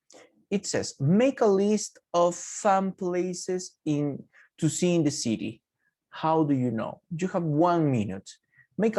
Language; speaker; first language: English; non-native, fluent; Spanish